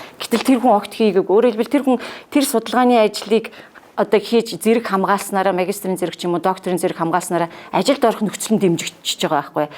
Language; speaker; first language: Mongolian; native; Mongolian